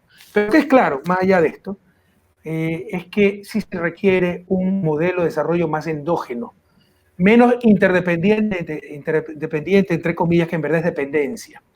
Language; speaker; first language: Spanish; native; Spanish